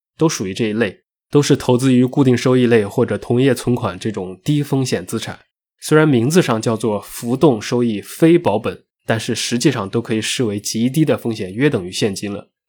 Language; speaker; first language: Chinese; native; Chinese